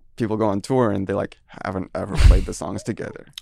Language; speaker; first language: English; early bilingual, heritage; French